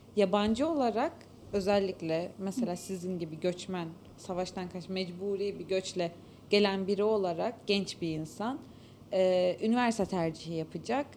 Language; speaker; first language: Turkish; native; Turkish